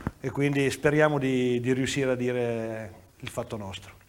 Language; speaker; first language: Italian; native; Italian